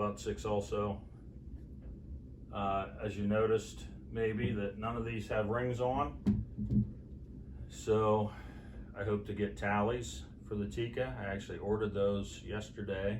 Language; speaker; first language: English; native; English